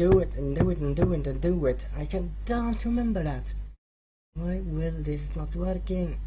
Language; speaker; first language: English; non-native, learner; Swedish